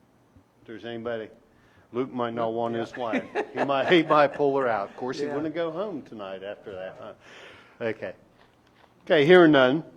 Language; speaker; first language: English; native; English